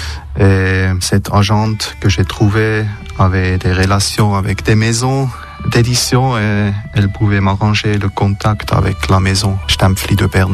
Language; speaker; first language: French; non-native, local second language; German